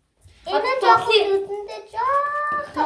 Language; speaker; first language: Mongolian; early bilingual, heritage; Mongolian